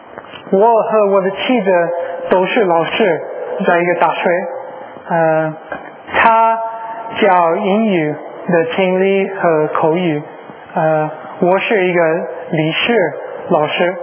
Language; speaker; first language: Chinese; non-native, learner; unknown